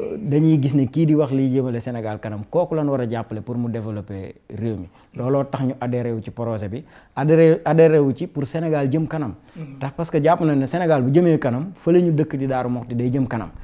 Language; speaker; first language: Wolof; native; Wolof